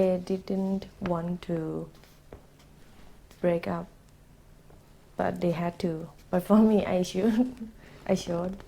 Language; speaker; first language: English; non-native, learner; Thai